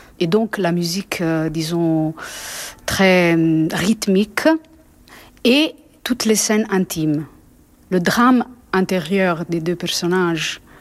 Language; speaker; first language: French; non-native, fluent; Italian